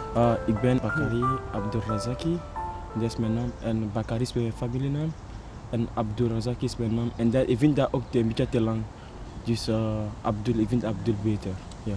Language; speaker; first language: Dutch; non-native, learner; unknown